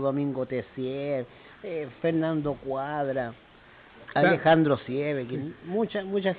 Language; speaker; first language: Spanish; native; Spanish